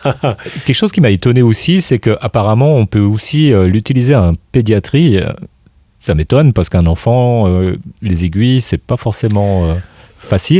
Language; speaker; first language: French; native; French